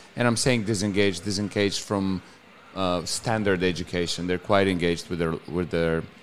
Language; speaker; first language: English; non-native, fluent; Bulgarian